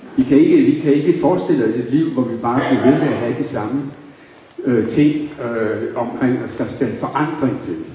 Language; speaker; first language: Danish; native; Danish